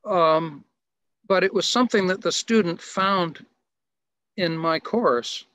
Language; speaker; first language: English; native; English